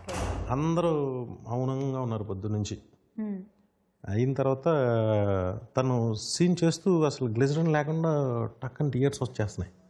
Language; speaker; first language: Telugu; native; Telugu